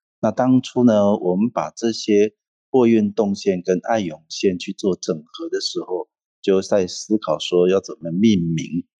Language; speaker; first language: Chinese; non-native, local second language; Hakka Chinese